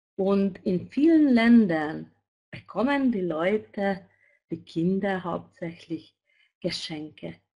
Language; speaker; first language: German; non-native, fluent; Hungarian